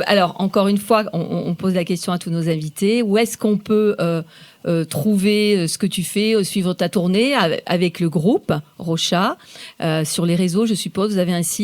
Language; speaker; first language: French; native; French